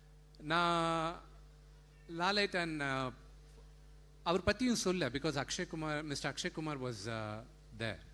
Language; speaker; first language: Tamil; non-native, fluent; Telugu